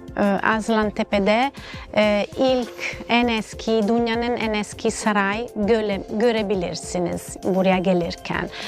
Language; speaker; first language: Turkish; non-native, learner; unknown